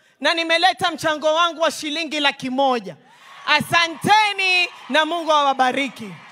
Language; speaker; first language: Swahili; native; Swahili